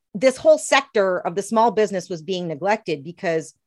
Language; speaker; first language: English; native; English